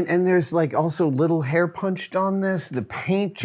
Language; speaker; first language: English; native; English